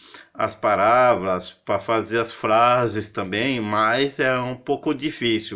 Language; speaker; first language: Portuguese; non-native, fluent; Haitian Creole